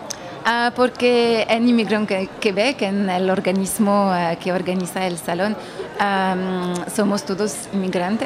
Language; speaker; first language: Spanish; non-native, fluent; French